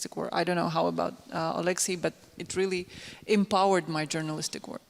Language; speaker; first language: English; non-native, fluent; Ukrainian